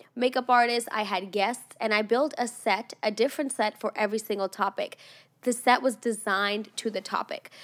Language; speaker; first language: English; non-native, fluent; Russian